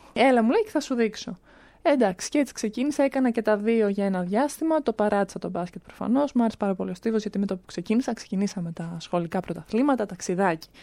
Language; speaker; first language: Greek; early bilingual, other home language; Romanian